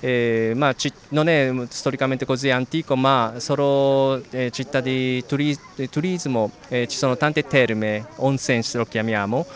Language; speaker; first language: Italian; non-native, fluent; Japanese